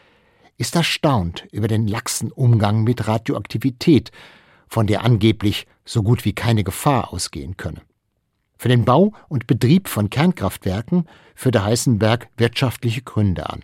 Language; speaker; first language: German; native; German